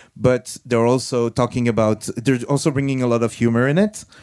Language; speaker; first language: English; non-native, fluent; French